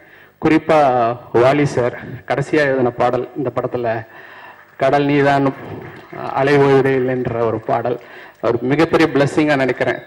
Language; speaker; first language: Tamil; native; Tamil